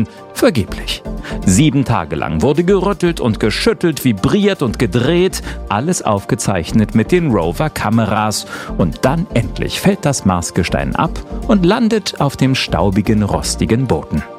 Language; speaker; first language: German; native; German